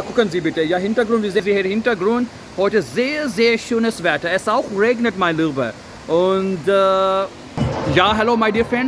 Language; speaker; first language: German; non-native, learner; Urdu